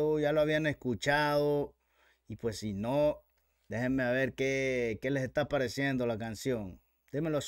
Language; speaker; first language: Spanish; native; Spanish